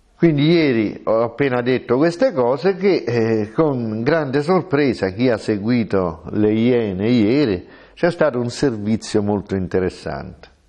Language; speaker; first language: Italian; native; Italian